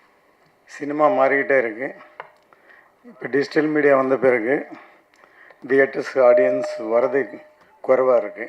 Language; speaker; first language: Tamil; native; Tamil